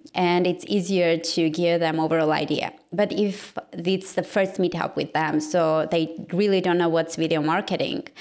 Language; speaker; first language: English; non-native, fluent; Armenian